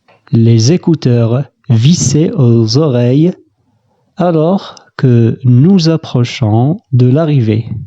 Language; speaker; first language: French; non-native, fluent; Arabic